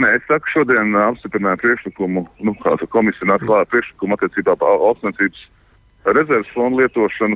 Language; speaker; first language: Latvian; native; Latvian